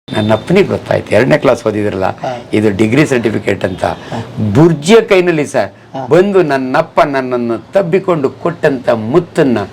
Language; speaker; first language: Kannada; native; Kannada